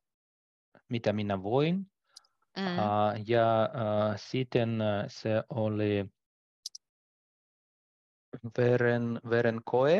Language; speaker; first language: Finnish; non-native, learner; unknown